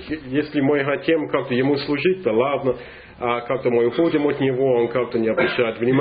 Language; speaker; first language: Russian; non-native, fluent; English